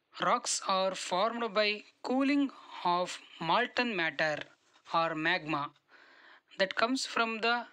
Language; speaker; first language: English; non-native, local second language; Kannada